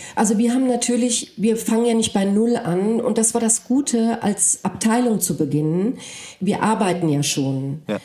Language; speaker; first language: German; early bilingual, other home language; Polish